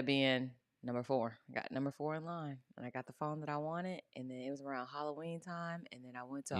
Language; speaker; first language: English; native; English